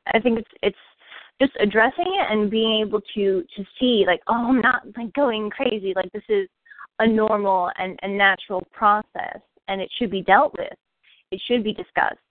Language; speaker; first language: English; native; English